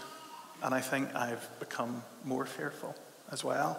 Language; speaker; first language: English; native; English